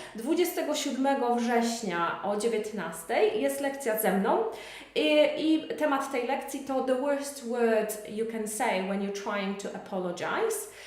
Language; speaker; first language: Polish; native; Polish